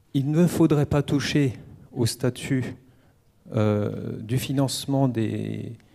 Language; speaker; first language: French; native; French